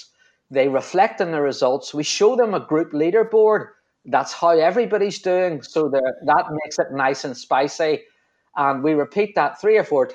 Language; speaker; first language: English; native; English